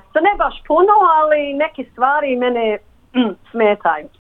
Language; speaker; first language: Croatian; early bilingual, heritage; English